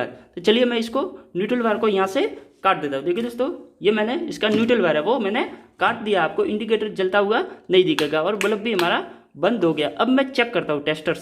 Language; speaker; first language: Hindi; native; Hindi